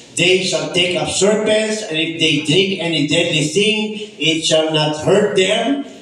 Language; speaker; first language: English; non-native, local second language; Filipino